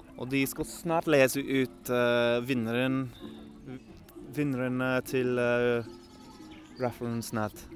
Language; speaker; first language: Norwegian; non-native, learner; English